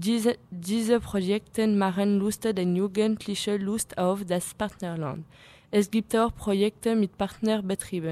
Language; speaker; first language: German; non-native, learner; French